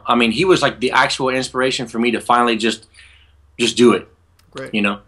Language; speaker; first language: English; native; English